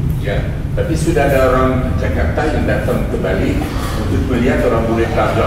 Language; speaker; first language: Indonesian; non-native, fluent; French